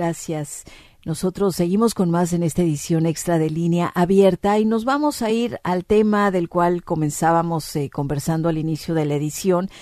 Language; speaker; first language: Spanish; native; Spanish